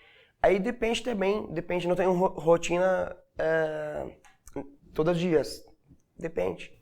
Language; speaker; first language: Portuguese; non-native, learner; Arabic